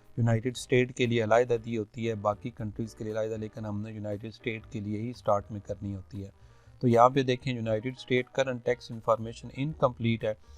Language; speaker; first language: Urdu; non-native, local second language; Punjabi